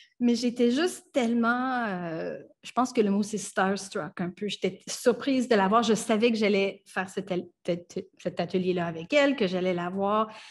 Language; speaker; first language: French; non-native, local second language; English